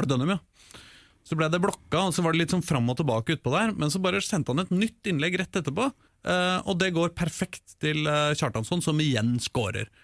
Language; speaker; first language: Norwegian; native; Norwegian